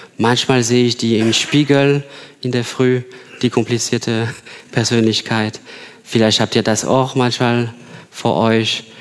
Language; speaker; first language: German; non-native, fluent; French